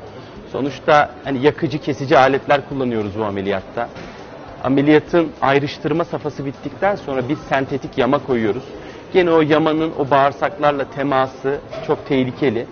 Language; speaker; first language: Turkish; native; Turkish